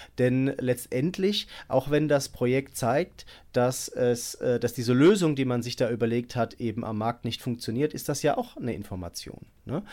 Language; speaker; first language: German; native; German